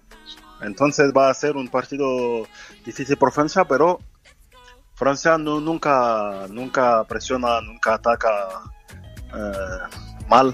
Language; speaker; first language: Spanish; non-native, fluent; French